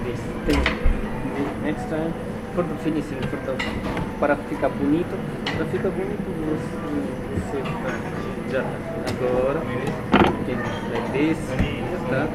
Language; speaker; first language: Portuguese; non-native, learner; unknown